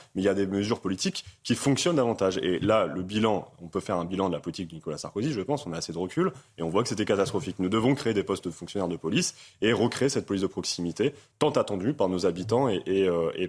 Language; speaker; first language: French; native; French